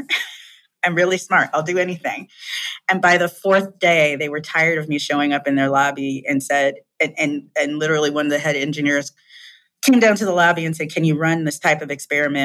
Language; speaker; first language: English; native; English